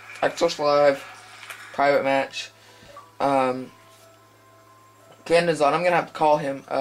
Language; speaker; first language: English; native; English